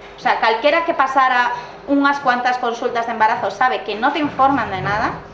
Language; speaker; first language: Spanish; native; Spanish